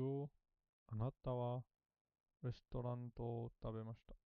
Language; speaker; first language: Japanese; non-native, learner; English